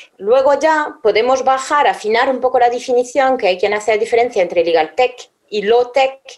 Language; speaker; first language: Spanish; non-native, fluent; French